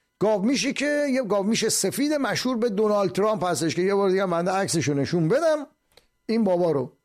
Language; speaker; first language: Persian; native; Persian